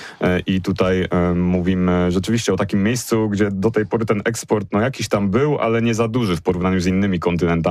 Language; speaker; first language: Polish; native; Polish